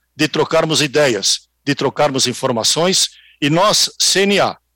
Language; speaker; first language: Portuguese; native; Portuguese